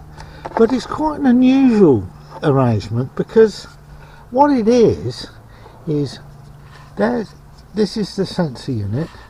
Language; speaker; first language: English; native; English